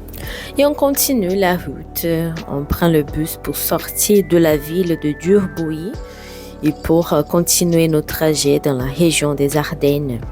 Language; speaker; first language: French; non-native, fluent; Portuguese